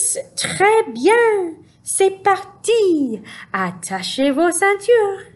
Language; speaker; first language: French; non-native, fluent; English